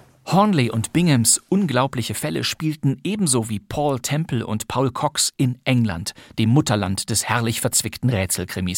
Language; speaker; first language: German; native; German